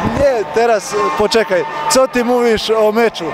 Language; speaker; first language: Polish; non-native, learner; Serbian